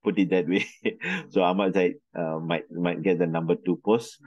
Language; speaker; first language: English; non-native, local second language; Malay